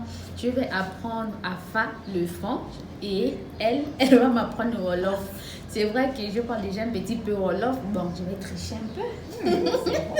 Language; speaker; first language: French; non-native, local second language; Fang